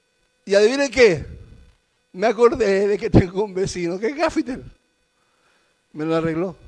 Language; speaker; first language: Spanish; native; Spanish